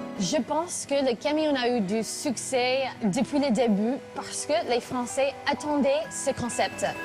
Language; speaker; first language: French; non-native, fluent; English